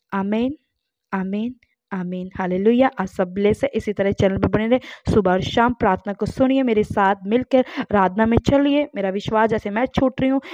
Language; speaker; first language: Hindi; non-native, local second language; Punjabi